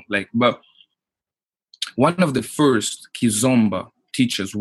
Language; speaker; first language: English; non-native, fluent; Portuguese